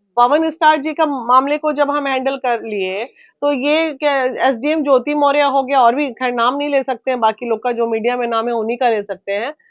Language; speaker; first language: Hindi; native; Hindi